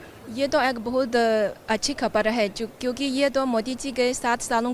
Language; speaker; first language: Hindi; non-native, fluent; Chinese